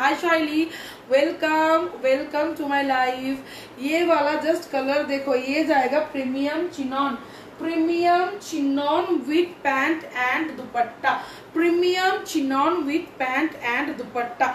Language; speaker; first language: Hindi; non-native, local second language; Bangla